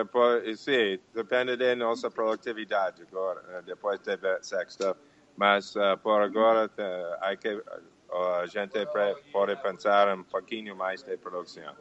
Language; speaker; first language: Portuguese; non-native, fluent; English